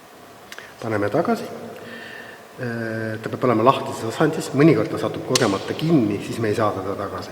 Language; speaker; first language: Estonian; native; Estonian